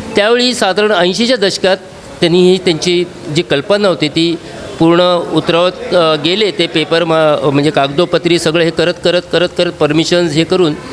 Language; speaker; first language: Marathi; native; Marathi